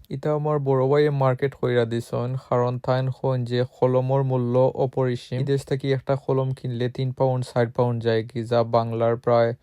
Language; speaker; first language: Bangla; native; Bangla